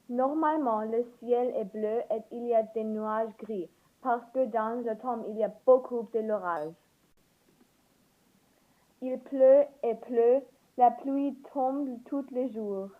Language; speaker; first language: French; non-native, learner; English